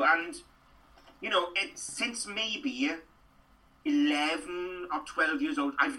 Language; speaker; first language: English; native; English